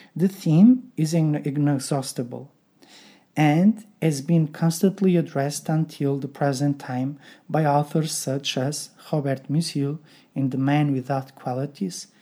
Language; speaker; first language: English; non-native, fluent; Portuguese